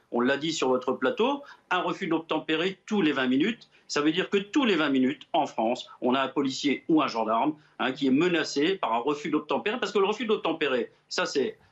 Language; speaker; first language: French; native; French